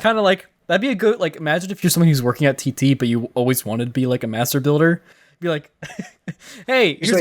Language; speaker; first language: English; native; English